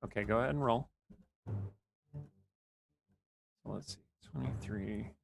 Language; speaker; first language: English; native; English